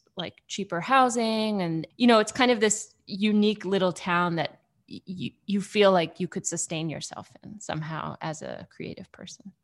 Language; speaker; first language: English; native; English